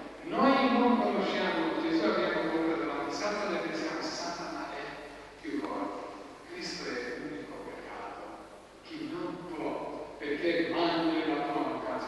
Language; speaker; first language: Italian; non-native, fluent; Croatian